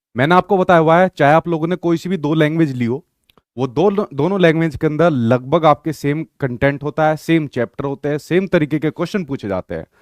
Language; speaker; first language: Hindi; native; Hindi